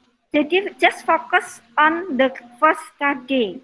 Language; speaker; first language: English; non-native, fluent; Indonesian